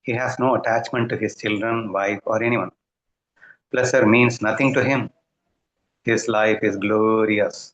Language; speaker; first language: English; non-native, local second language; Tamil